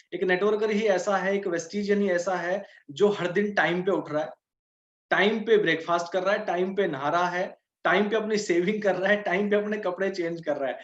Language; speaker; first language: Hindi; native; Hindi